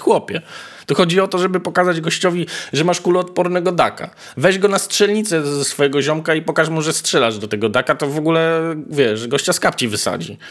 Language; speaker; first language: Polish; native; Polish